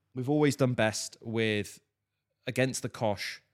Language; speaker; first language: English; native; English